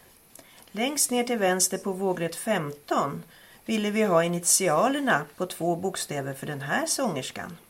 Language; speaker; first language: Swedish; native; Swedish